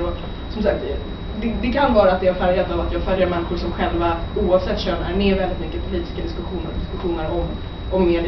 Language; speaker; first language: Swedish; native; Swedish